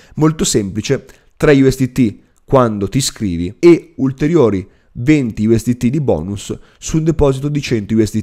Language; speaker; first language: Italian; native; Italian